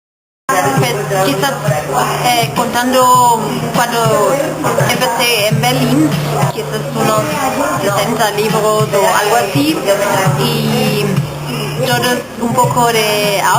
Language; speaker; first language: Spanish; non-native, fluent; German